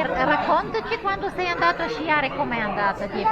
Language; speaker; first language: Italian; native; Italian